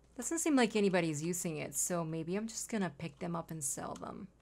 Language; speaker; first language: English; non-native, fluent; Spanish